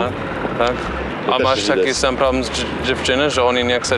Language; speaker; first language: Polish; non-native, learner; English